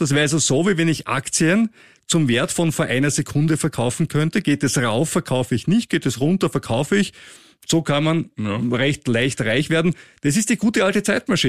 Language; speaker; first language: German; native; German